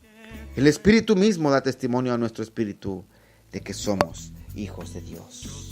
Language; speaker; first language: Spanish; native; Spanish